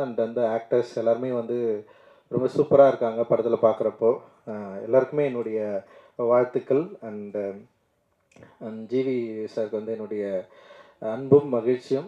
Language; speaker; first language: Tamil; native; Tamil